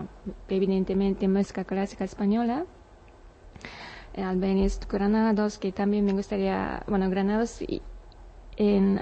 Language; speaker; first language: Spanish; non-native, learner; Japanese